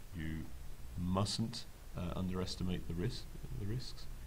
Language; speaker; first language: English; native; English